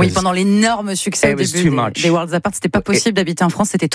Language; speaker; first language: French; native; French